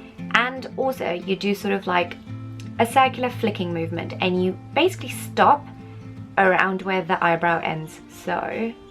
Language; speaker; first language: English; native; English